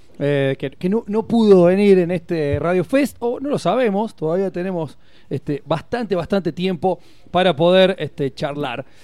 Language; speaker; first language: Spanish; native; Spanish